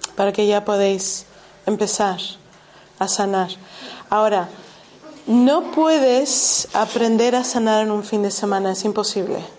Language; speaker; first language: Spanish; early bilingual, heritage; Spanish